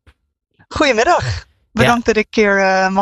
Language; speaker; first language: Dutch; non-native, fluent; English